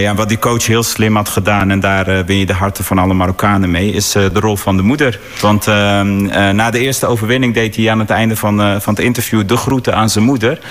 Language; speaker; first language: Dutch; early bilingual, other home language; Arabic